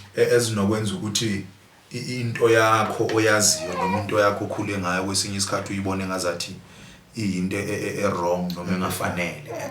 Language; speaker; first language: Zulu; native; Zulu